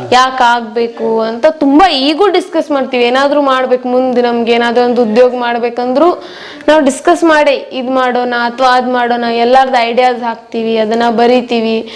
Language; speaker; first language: Kannada; non-native, local second language; Marwari